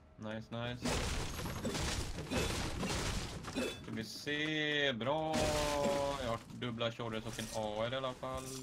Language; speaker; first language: Swedish; native; Swedish